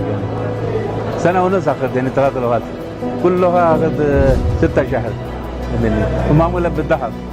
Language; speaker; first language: Arabic; non-native, fluent; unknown